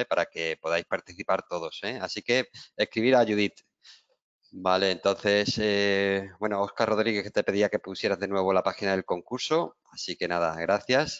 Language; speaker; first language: Spanish; native; Spanish